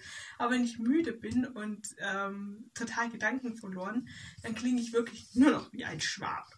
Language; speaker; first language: German; native; German